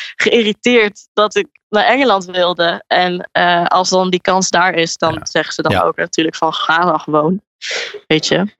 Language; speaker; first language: Dutch; native; Dutch